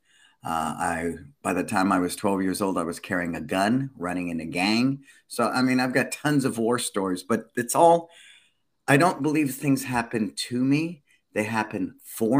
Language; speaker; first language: English; native; English